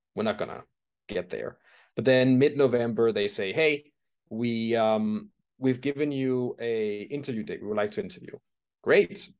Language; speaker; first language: English; non-native, fluent; Danish